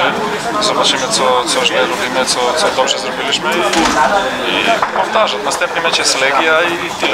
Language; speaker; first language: Polish; non-native, fluent; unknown